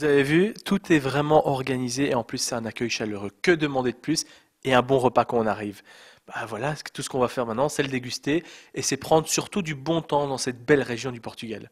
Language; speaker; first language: French; native; French